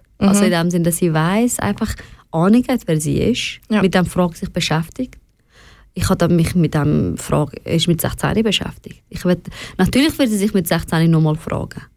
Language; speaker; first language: German; non-native, fluent; Persian